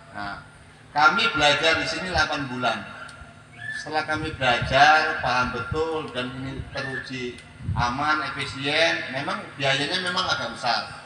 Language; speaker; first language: Indonesian; native; Indonesian